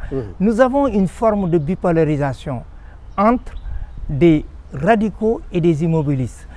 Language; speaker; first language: French; non-native, local second language; Wolof